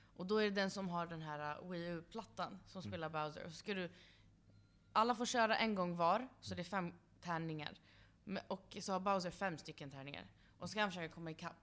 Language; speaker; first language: Swedish; early bilingual, other home language; Kurdish